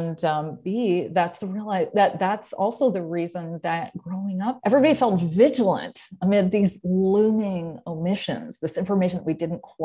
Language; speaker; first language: English; native; English